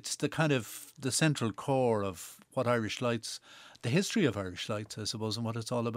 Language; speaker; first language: English; native; English